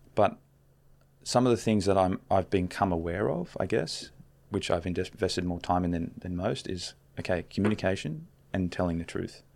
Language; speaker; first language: English; native; English